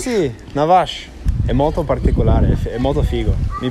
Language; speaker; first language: Italian; non-native, fluent; English